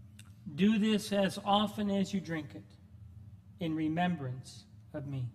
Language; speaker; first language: English; native; English